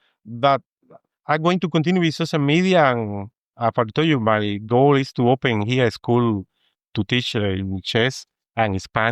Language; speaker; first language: English; non-native, fluent; Spanish